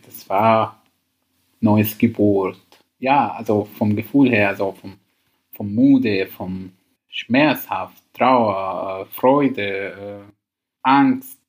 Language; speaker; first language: German; non-native, learner; Arabic